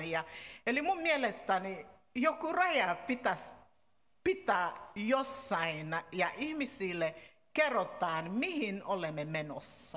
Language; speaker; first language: Finnish; non-native, learner; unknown